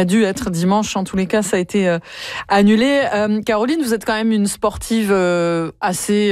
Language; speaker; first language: French; native; French